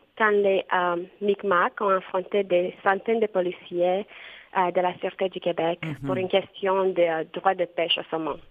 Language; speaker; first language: French; non-native, fluent; Romanian